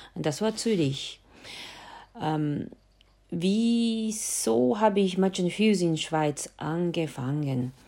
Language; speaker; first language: German; non-native, fluent; Japanese